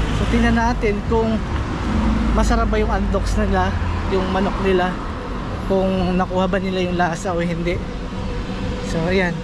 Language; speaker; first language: Filipino; native; Filipino